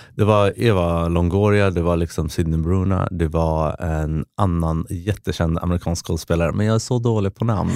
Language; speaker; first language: Swedish; early bilingual, other home language; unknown